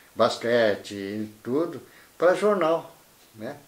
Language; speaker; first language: Portuguese; native; Portuguese